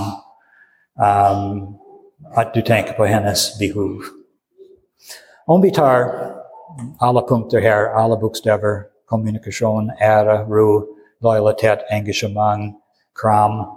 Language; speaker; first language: Swedish; non-native, fluent; English